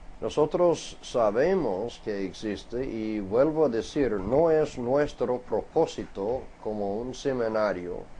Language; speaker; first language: Spanish; non-native, fluent; English